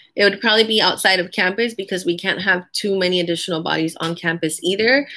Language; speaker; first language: English; early bilingual, other home language; Spanish